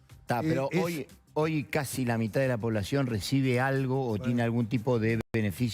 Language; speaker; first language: Spanish; native; Spanish